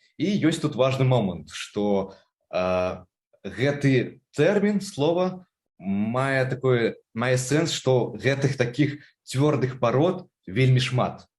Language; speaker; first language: Belarusian; non-native, local second language; Russian